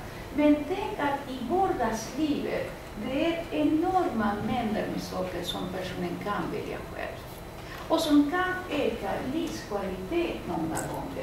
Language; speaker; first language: Swedish; non-native, fluent; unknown